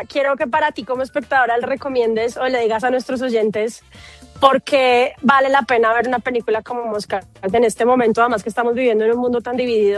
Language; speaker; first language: Spanish; native; Spanish